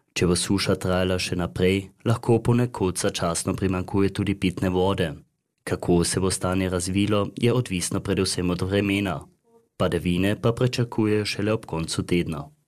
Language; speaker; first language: Slovenian; early bilingual, heritage; Slovenian